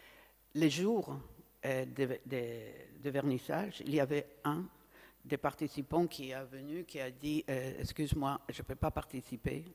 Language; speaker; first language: French; non-native, fluent; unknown